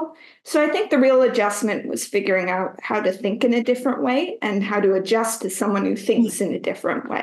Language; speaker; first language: English; native; English